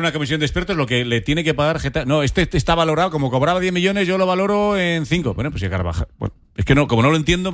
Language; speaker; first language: Spanish; native; Spanish